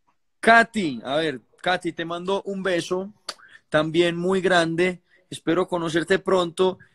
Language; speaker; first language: Spanish; native; Spanish